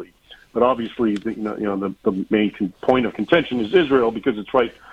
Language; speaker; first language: English; native; English